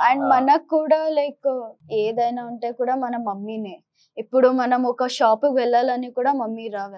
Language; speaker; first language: Telugu; non-native, local second language; Kannada